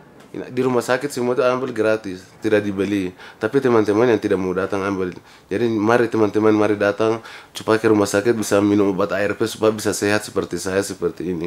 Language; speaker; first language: Indonesian; non-native, local second language; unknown